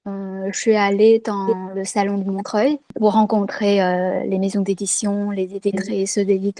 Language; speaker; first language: French; non-native, fluent; Chinese